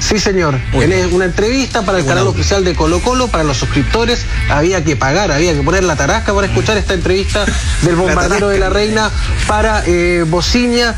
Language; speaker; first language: Spanish; native; Spanish